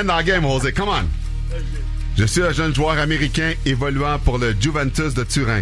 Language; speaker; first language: French; native; French